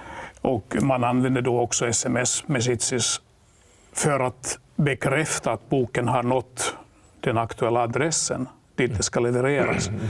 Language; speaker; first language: Swedish; non-native, local second language; Finnish